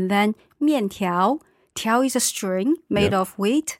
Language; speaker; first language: English; non-native, fluent; Chinese